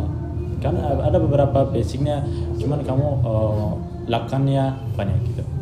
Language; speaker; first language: Indonesian; non-native, fluent; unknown